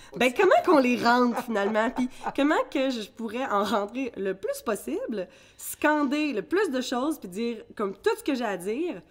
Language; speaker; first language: French; early bilingual, other home language; English